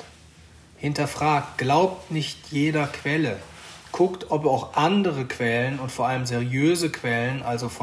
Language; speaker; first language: German; native; German